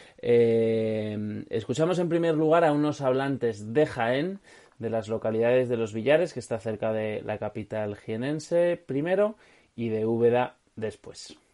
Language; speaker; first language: Spanish; native; Spanish